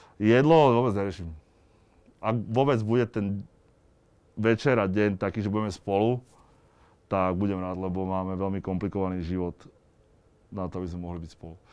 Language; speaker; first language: Slovak; native; Slovak